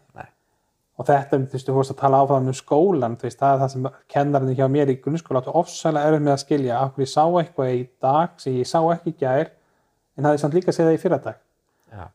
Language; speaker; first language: Icelandic; native; Icelandic